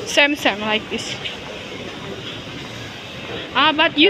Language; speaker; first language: English; non-native, learner; Indonesian